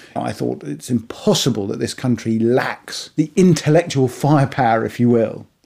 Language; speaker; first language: English; early bilingual, other home language; Persian